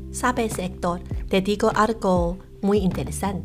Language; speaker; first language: Spanish; non-native, fluent; Chinese